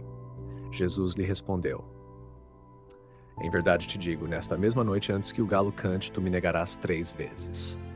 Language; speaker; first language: Portuguese; native; Portuguese